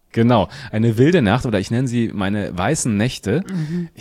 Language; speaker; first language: German; native; German